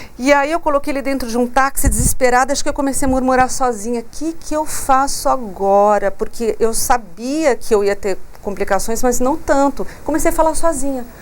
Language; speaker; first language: Portuguese; non-native, local second language; English